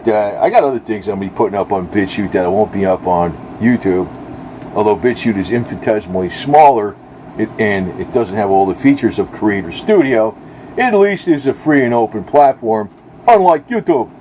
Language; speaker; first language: English; native; English